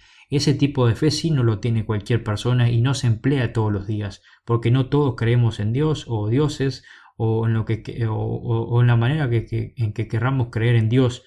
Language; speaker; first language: Spanish; native; Spanish